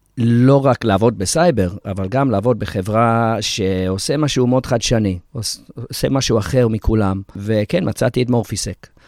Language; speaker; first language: Hebrew; early bilingual, heritage; Hebrew